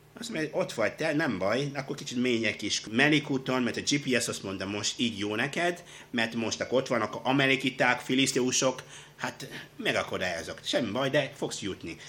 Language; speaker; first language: Hungarian; non-native, fluent; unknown